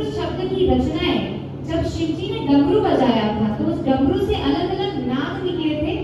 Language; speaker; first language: Hindi; non-native, local second language; Marathi